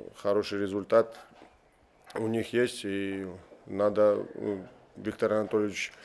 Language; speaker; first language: Russian; non-native, local second language; Georgian